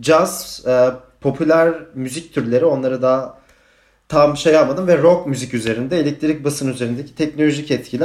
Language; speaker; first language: Turkish; native; Turkish